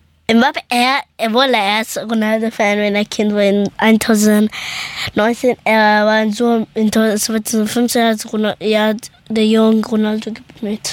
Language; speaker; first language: German; early bilingual, other home language; Persian